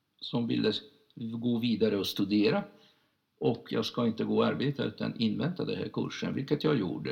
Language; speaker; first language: Swedish; non-native, fluent; Hungarian